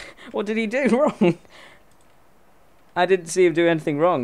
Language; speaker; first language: English; native; English